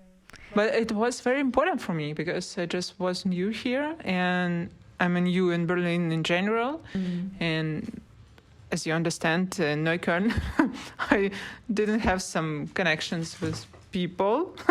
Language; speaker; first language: English; non-native, learner; Russian